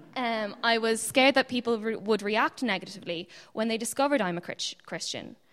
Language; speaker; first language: English; native; English